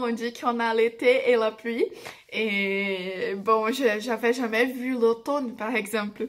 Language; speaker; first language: French; non-native, fluent; Portuguese